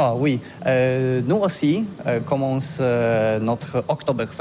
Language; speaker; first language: French; non-native, learner; Polish